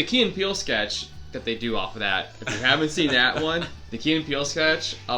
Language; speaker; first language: English; native; English